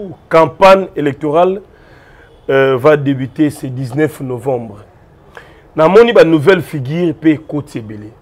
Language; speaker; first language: French; non-native, local second language; Lingala